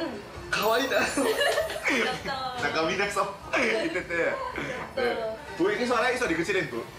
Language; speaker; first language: Japanese; non-native, fluent; Indonesian